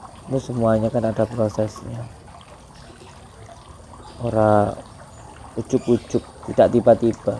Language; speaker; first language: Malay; non-native, local second language; Javanese